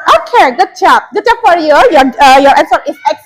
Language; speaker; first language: English; non-native, learner; Indonesian